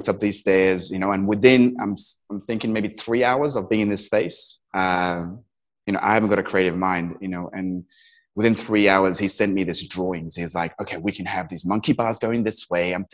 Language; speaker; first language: English; non-native, local second language; Nepali